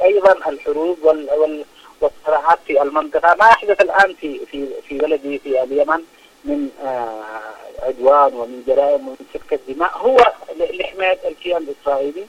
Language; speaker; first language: Arabic; native; Arabic